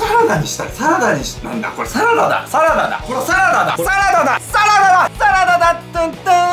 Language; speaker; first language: Japanese; native; Japanese